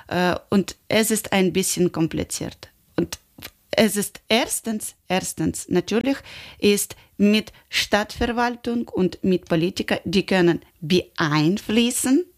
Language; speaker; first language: German; non-native, learner; Ukrainian